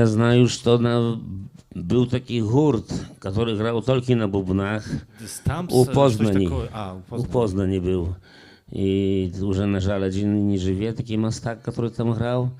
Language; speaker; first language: Polish; non-native, local second language; Belarusian